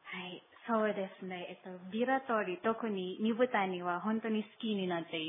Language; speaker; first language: Japanese; non-native, learner; Filipino